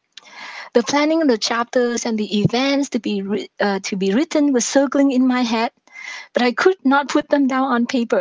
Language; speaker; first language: English; non-native, fluent; Vietnamese